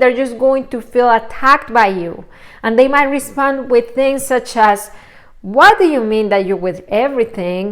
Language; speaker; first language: English; non-native, fluent; Spanish